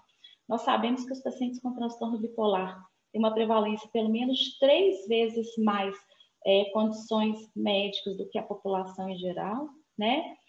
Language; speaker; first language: Portuguese; native; Portuguese